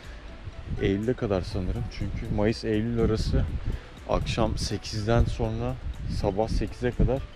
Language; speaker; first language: Turkish; native; Turkish